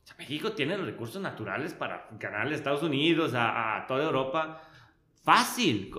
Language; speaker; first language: Spanish; non-native, fluent; Italian